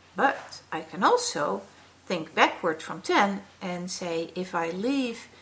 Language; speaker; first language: English; non-native, fluent; Dutch